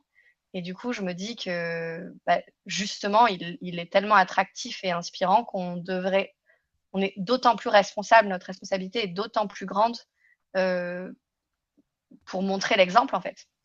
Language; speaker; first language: French; native; French